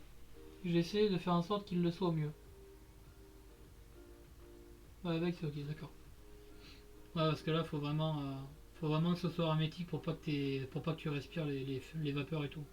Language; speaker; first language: French; native; French